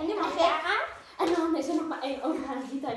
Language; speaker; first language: Dutch; native; Dutch